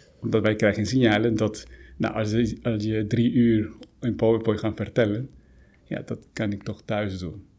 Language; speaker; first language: Dutch; non-native, fluent; Spanish